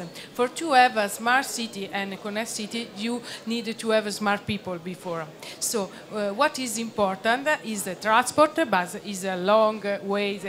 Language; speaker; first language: English; non-native, learner; Italian